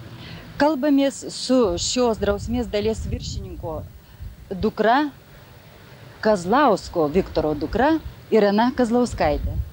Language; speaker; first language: Lithuanian; native; Lithuanian